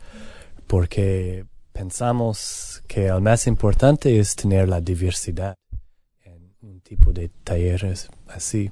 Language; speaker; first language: Spanish; non-native, learner; English